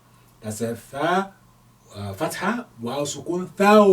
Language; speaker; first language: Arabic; non-native, fluent; English